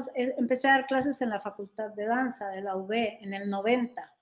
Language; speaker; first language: Spanish; native; Spanish